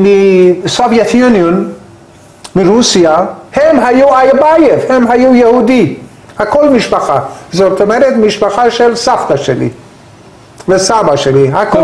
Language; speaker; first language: Hebrew; non-native, learner; Persian